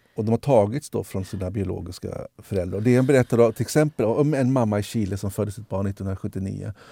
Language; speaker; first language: Swedish; native; Swedish